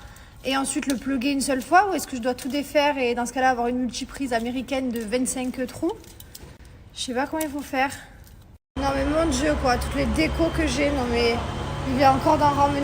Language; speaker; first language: French; native; French